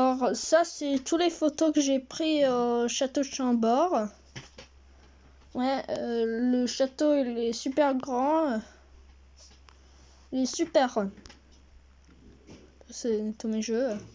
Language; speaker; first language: French; early bilingual, heritage; French